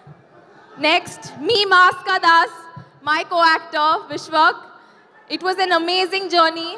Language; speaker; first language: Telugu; non-native, learner; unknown